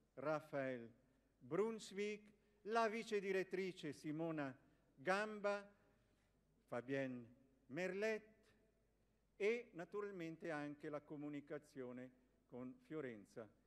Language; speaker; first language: Italian; native; Italian